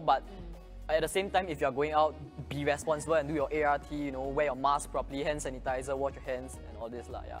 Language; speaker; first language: English; non-native, local second language; Chinese